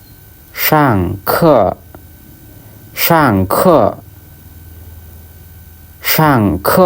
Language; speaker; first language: Chinese; non-native, fluent; Lao